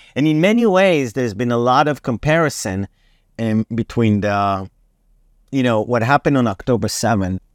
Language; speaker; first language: English; non-native, fluent; Hebrew